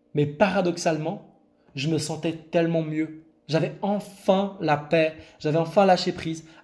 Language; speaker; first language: French; non-native, local second language; Arabic